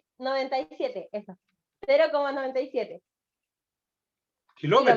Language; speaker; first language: Spanish; native; Spanish